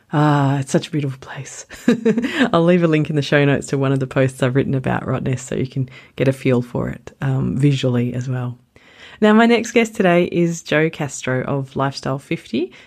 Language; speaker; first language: English; native; English